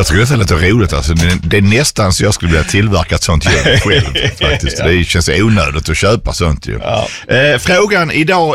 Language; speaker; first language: Swedish; native; Swedish